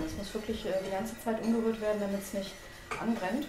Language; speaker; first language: German; native; German